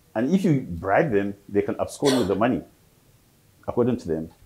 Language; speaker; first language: English; non-native, local second language; Hausa